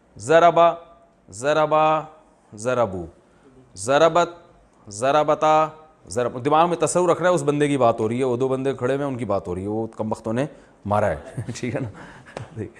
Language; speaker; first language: Urdu; native; Urdu